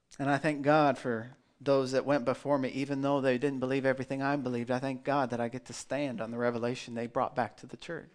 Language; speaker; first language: English; native; English